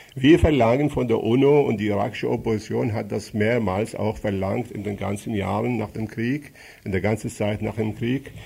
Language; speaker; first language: German; non-native, fluent; Arabic